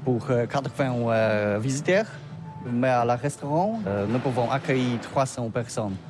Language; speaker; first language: French; non-native, learner; Polish